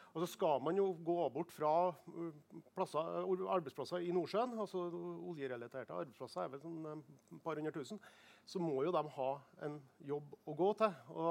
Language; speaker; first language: Norwegian; native; Norwegian